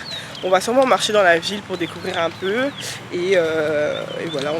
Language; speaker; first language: French; native; French